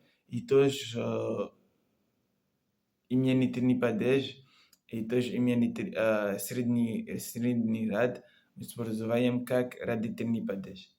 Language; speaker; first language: Russian; non-native, learner; Comorian